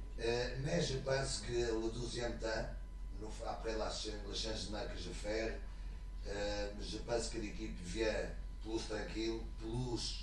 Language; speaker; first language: French; non-native, learner; Portuguese